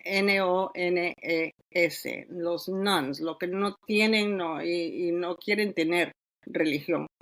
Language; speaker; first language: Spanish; native; Spanish